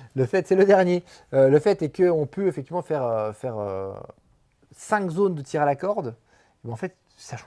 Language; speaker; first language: French; native; French